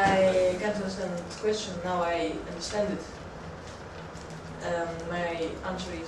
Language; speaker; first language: English; non-native, learner; Russian